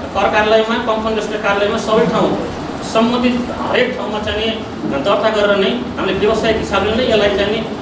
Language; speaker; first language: Nepali; native; Nepali